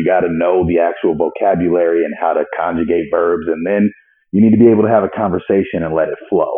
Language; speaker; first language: English; native; English